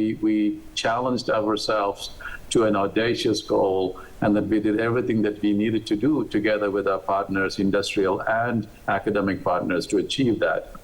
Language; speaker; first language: English; non-native, local second language; Malayalam